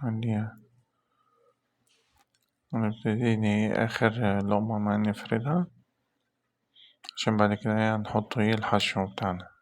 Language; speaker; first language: Arabic; native; Arabic